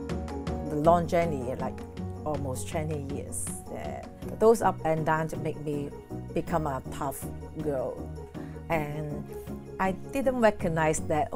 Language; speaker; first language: English; non-native, learner; Cantonese